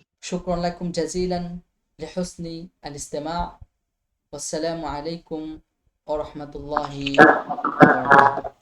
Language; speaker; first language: Arabic; non-native, fluent; Bangla